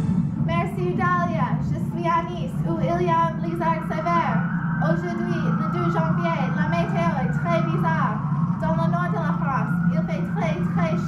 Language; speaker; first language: French; non-native, learner; English